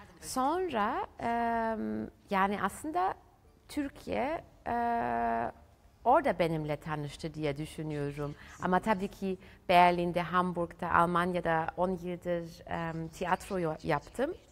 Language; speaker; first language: Turkish; early bilingual, heritage; German